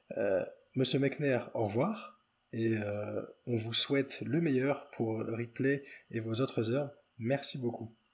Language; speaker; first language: French; native; French